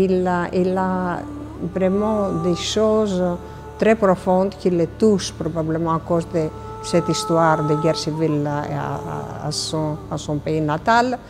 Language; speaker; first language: French; non-native, fluent; Greek